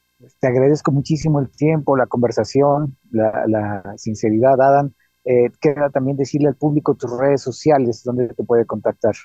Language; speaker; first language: Spanish; native; Spanish